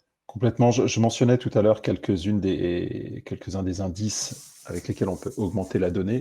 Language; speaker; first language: French; native; French